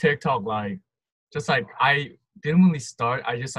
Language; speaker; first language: English; non-native, fluent; Turkish